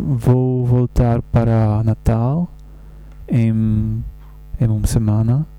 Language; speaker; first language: Portuguese; non-native, learner; Czech